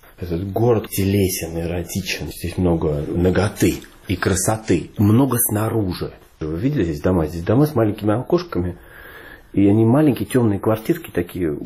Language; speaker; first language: Russian; native; Russian